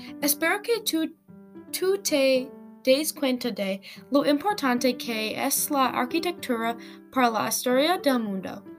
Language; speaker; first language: Spanish; non-native, learner; English